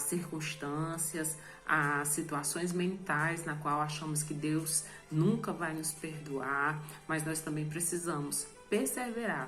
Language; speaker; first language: Portuguese; native; Portuguese